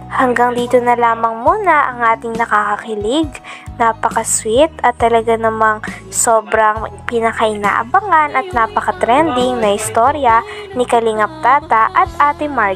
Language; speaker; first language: Filipino; native; Filipino